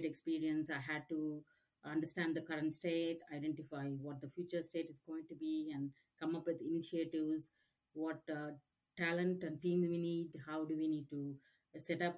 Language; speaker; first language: English; non-native, local second language; Tamil